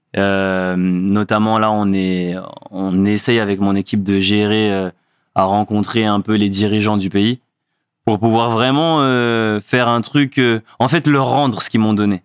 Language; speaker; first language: French; early bilingual, other home language; Fula